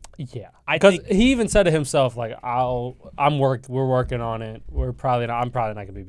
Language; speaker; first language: English; native; English